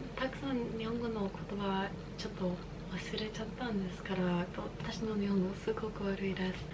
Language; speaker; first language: Japanese; non-native, learner; English